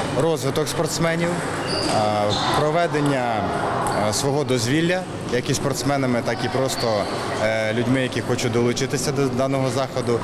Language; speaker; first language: Ukrainian; native; Ukrainian